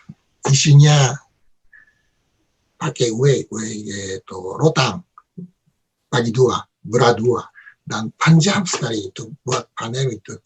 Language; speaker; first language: Indonesian; non-native, learner; Japanese